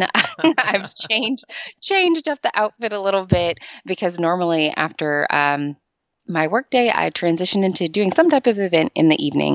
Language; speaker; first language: English; native; English